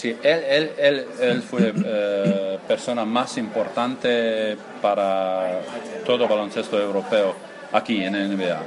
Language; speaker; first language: Spanish; non-native, learner; Croatian